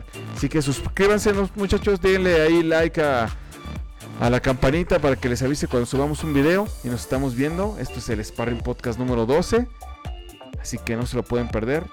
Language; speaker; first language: Spanish; native; Spanish